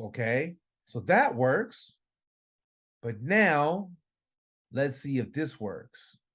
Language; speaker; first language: English; native; English